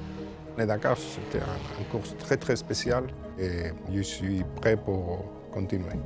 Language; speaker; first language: French; non-native, fluent; Spanish